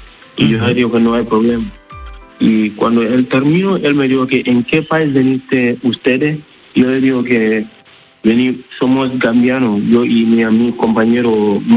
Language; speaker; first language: Spanish; non-native, learner; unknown